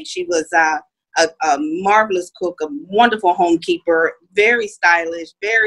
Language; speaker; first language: English; native; English